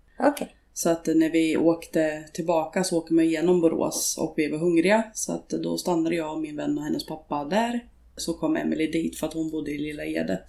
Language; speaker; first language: Swedish; native; Swedish